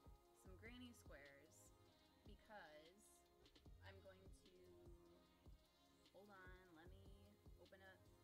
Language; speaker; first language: English; native; English